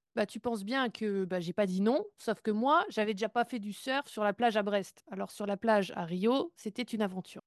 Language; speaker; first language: French; native; French